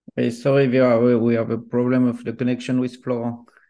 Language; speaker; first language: English; non-native, fluent; French